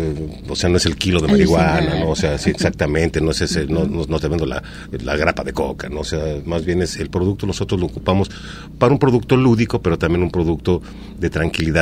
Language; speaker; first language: Spanish; native; Spanish